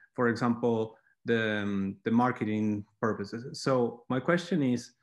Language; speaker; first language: English; non-native, fluent; Spanish